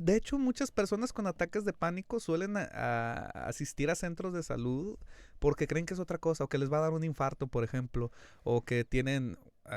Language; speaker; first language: Spanish; native; Spanish